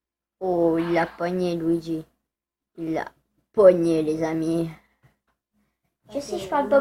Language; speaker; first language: French; native; French